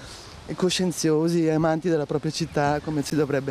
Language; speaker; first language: Italian; native; Italian